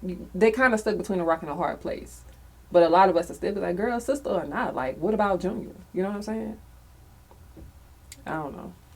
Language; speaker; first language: English; native; English